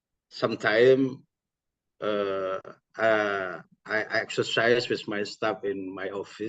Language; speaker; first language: English; non-native, learner; Indonesian